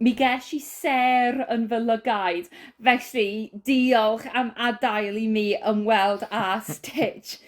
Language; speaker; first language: Welsh; non-native, learner; English